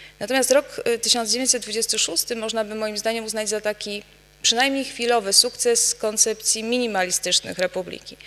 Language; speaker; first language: Polish; native; Polish